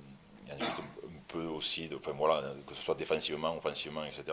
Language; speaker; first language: French; native; French